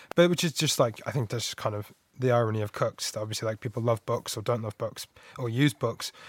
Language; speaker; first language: English; native; English